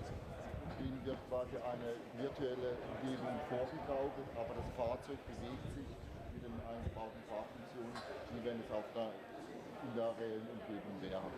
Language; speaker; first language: German; native; German